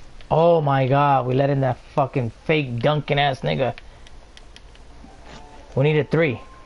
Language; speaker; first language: English; early bilingual, other home language; Spanish